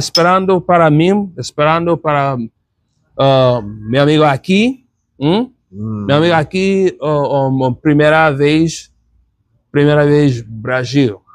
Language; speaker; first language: Portuguese; non-native, learner; English